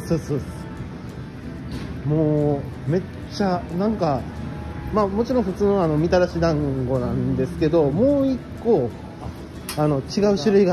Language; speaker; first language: Japanese; native; Japanese